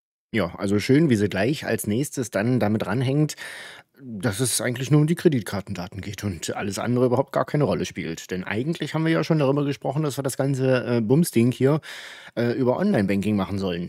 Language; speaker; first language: German; native; German